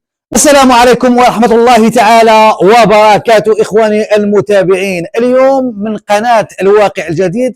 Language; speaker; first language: Arabic; native; Arabic